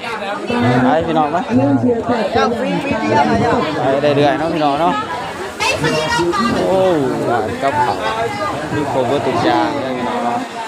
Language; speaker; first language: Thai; non-native, local second language; Northeastern Thai